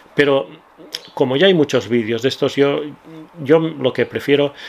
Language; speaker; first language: Spanish; non-native, local second language; Catalan